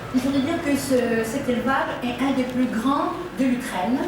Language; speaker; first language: French; non-native, fluent; Ukrainian